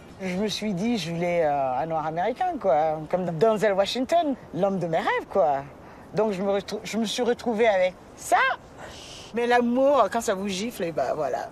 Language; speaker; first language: French; early bilingual, other home language; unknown